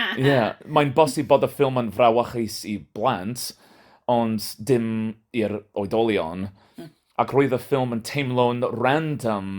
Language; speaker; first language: Welsh; non-native, learner; English